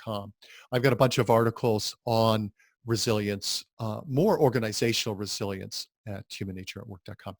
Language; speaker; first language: English; native; English